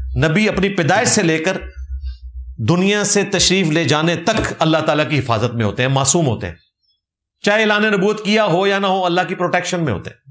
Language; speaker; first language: Urdu; non-native, local second language; Punjabi